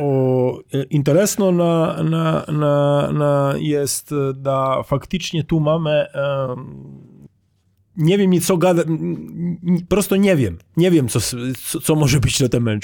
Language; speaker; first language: Polish; non-native, learner; Croatian